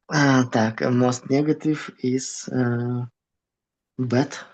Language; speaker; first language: English; non-native, learner; Russian